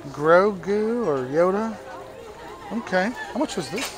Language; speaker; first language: English; native; English